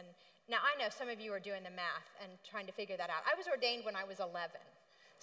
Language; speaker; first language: English; native; English